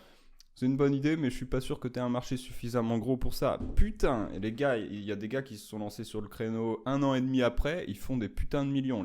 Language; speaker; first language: French; native; French